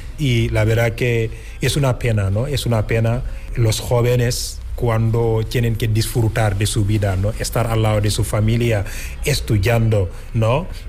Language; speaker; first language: Spanish; non-native, fluent; Wolof